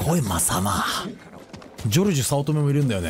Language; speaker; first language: Japanese; native; Japanese